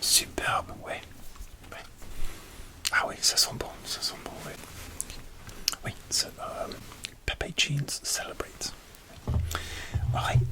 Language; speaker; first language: French; non-native, learner; English